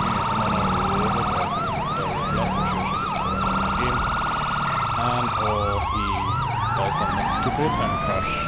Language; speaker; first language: English; native; English